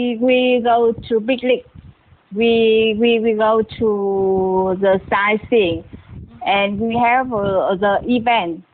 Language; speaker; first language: English; non-native, learner; Vietnamese